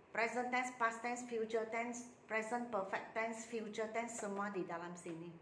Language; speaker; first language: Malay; non-native, local second language; Chinese